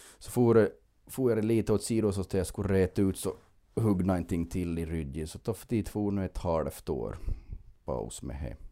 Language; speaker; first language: Swedish; native; Swedish